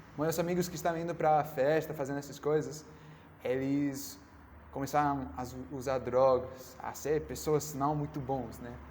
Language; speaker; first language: Portuguese; non-native, learner; English